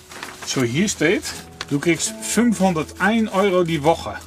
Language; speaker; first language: German; non-native, fluent; Dutch